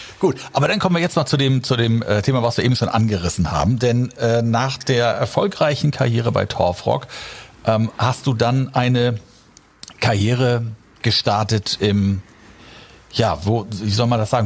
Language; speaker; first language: German; native; German